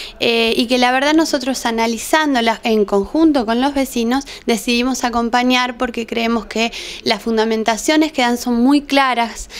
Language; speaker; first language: Spanish; native; Spanish